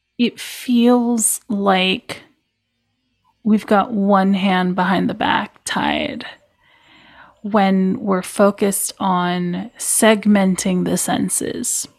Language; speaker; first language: English; native; English